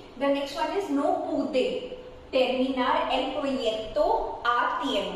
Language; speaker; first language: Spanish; non-native, fluent; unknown